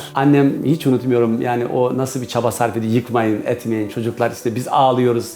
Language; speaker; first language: Turkish; native; Turkish